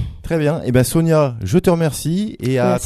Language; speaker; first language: French; native; French